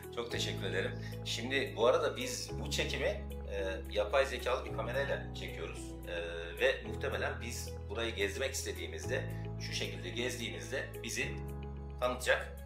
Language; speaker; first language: Turkish; native; Turkish